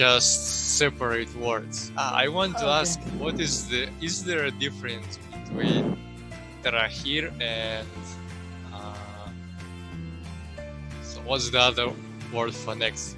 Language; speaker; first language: English; non-native, fluent; Russian